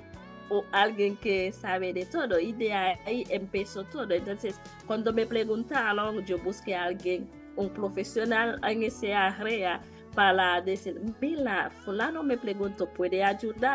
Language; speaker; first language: Spanish; non-native, learner; Haitian Creole